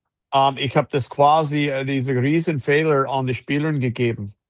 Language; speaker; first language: German; non-native, fluent; English